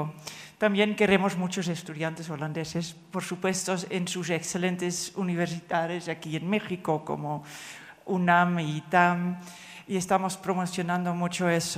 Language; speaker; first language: Spanish; non-native, fluent; Dutch